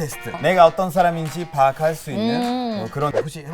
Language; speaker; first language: Korean; non-native, fluent; Spanish